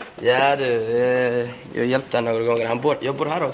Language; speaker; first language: Swedish; early bilingual, other home language; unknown